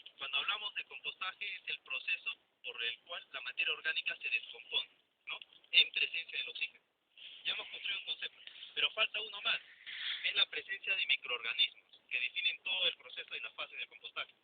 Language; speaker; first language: Spanish; native; Spanish